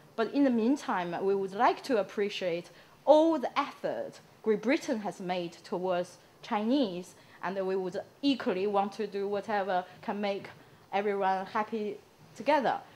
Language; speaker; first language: English; non-native, fluent; Chinese